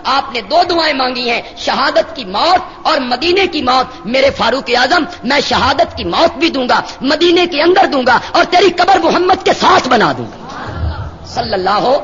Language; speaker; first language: Urdu; non-native, local second language; Punjabi